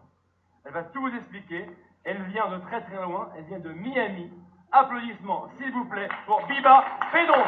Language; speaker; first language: French; native; French